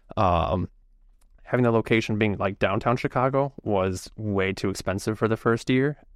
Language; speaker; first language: English; native; English